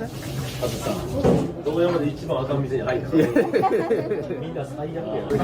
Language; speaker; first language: Japanese; native; Japanese